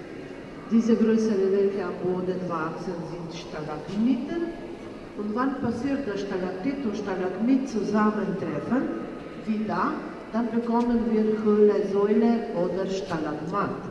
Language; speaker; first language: German; non-native, fluent; Slovenian